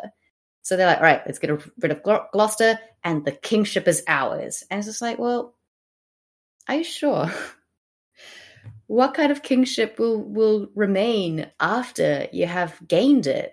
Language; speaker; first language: English; native; English